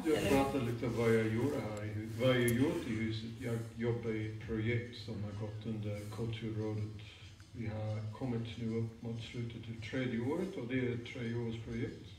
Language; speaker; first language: Swedish; non-native, fluent; English